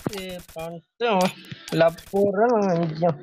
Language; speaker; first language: Indonesian; native; Indonesian